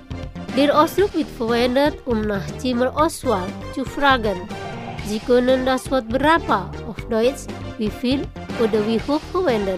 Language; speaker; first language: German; non-native, fluent; Indonesian